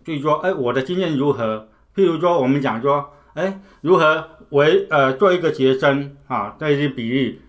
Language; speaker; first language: Chinese; native; Chinese